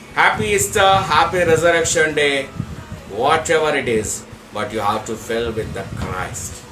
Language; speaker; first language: English; non-native, local second language; Telugu